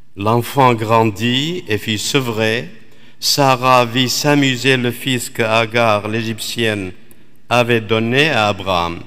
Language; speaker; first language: French; non-native, fluent; Assyrian Neo-Aramaic